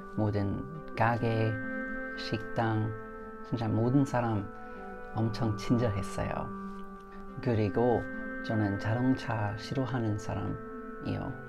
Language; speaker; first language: Korean; non-native, learner; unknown